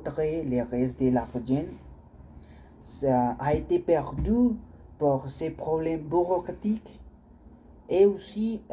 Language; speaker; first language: French; non-native, learner; Spanish